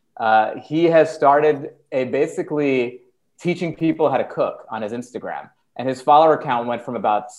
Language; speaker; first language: English; early bilingual, other home language; Persian